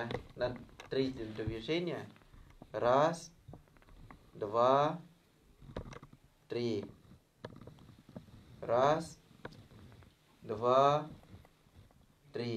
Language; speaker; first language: Russian; non-native, learner; Thai